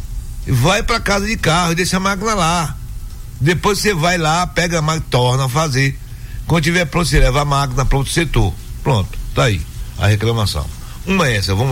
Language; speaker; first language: Portuguese; native; Portuguese